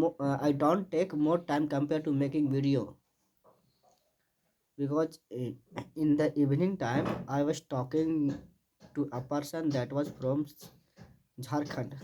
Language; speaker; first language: English; non-native, learner; Hindi